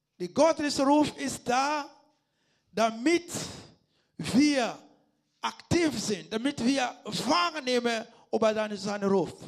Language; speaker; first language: German; non-native, learner; Lingala